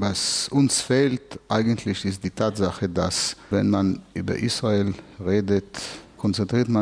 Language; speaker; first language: German; non-native, fluent; Hebrew